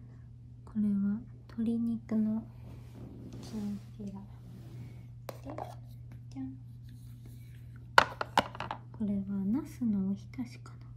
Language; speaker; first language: Japanese; native; Japanese